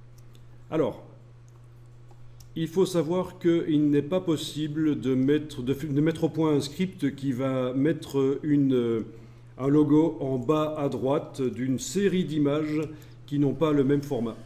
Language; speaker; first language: French; native; French